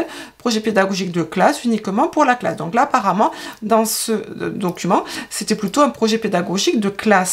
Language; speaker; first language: French; native; French